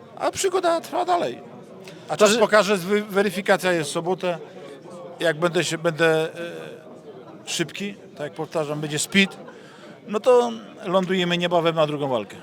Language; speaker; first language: Polish; native; Polish